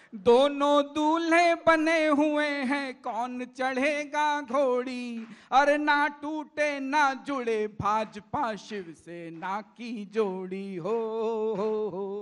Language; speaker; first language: Hindi; native; Hindi